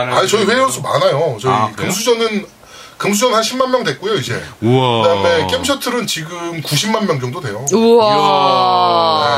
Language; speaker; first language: Korean; native; Korean